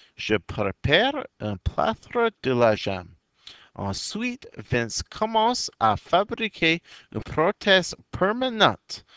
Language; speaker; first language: French; non-native, fluent; English